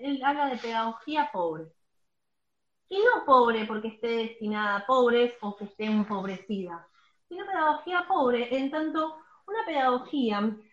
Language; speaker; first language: Spanish; native; Spanish